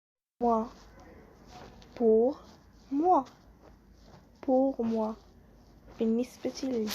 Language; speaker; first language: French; non-native, local second language; Arabic